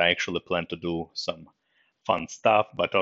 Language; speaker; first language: English; non-native, fluent; Russian